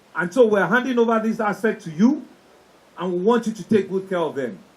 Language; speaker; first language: English; non-native, local second language; Yoruba